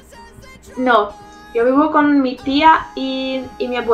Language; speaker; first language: Spanish; non-native, learner; Portuguese